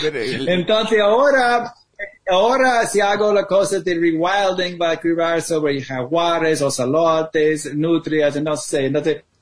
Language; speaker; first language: Spanish; non-native, fluent; English